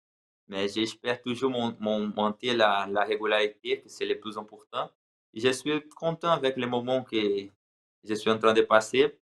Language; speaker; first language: French; non-native, learner; Portuguese